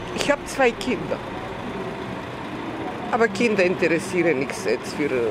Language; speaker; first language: German; non-native, learner; Serbian